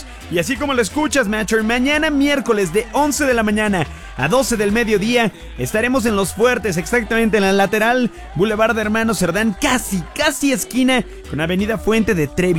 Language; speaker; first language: Spanish; native; Spanish